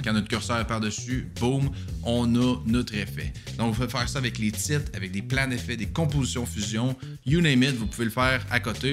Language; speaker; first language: French; native; French